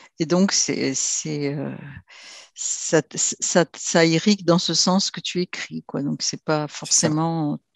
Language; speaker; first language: French; non-native, local second language; Arabic